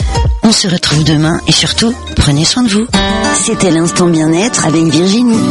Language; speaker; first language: French; native; French